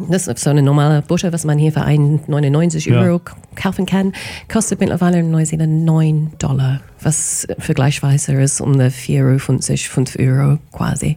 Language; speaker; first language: German; non-native, fluent; English